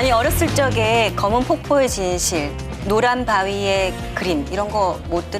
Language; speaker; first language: Korean; native; Korean